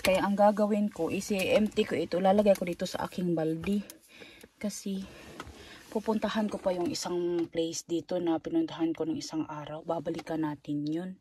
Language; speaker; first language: Filipino; non-native, local second language; Cebuano